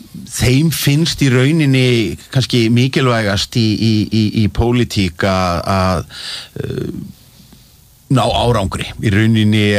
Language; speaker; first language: Icelandic; native; Icelandic